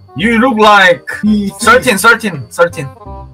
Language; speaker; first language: English; non-native, learner; Korean